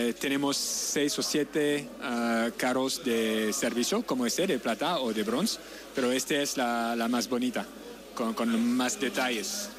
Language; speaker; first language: Spanish; non-native, learner; French